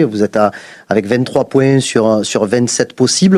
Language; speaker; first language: French; native; French